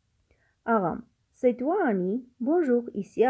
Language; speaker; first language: French; non-native, fluent; Armenian